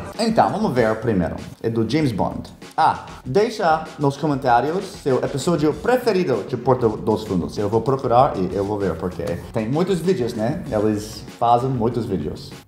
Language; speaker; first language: Portuguese; non-native, fluent; English